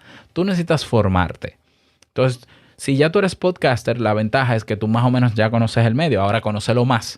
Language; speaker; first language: Spanish; native; Spanish